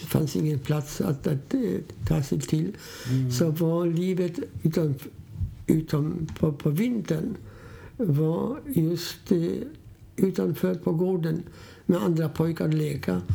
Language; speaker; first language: Swedish; non-native, fluent; Polish